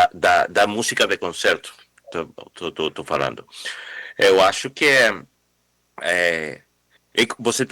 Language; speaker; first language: Portuguese; non-native, fluent; Spanish